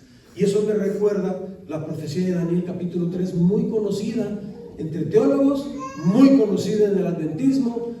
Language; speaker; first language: Spanish; native; Spanish